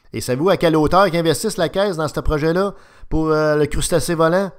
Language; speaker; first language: French; native; French